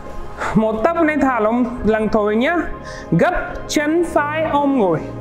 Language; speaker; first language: Vietnamese; non-native, learner; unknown